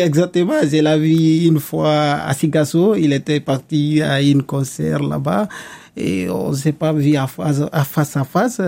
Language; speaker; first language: French; non-native, local second language; Bambara